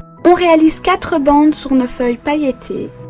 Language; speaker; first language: French; native; French